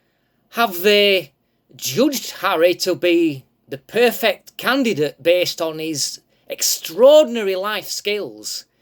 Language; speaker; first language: English; native; English